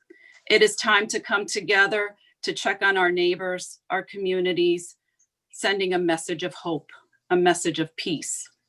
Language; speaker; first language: English; native; English